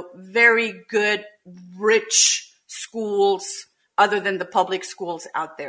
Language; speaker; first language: English; non-native, fluent; German